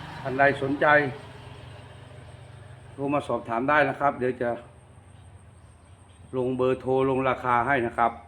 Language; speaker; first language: Thai; native; Thai